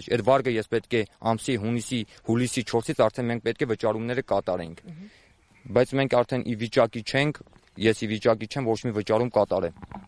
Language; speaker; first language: Armenian; native; Armenian